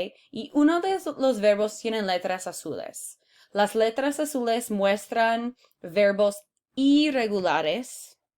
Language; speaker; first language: Spanish; non-native, fluent; English